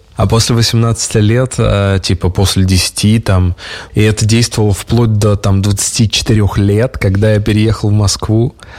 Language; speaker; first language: Russian; native; Russian